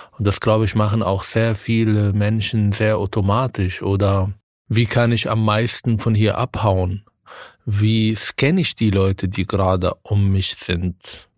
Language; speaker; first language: German; non-native, fluent; Arabic